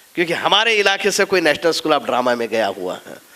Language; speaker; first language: Hindi; non-native, local second language; Marathi